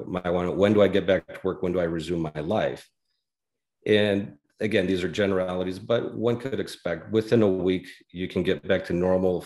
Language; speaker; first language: English; native; English